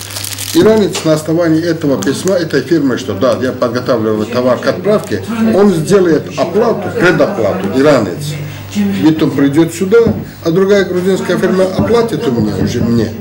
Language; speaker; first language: Russian; non-native, local second language; Georgian